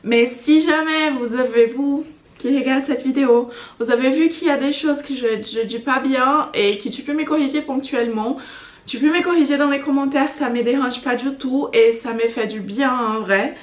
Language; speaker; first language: French; non-native, fluent; Portuguese